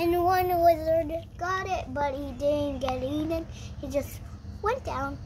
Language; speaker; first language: English; early bilingual, other home language; Russian